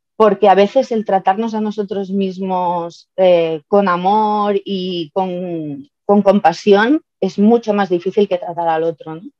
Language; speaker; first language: Spanish; native; Spanish